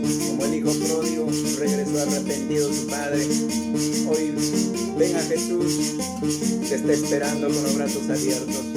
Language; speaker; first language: Spanish; native; Spanish